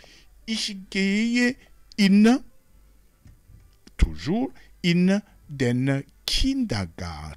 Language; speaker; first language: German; non-native, learner; Rundi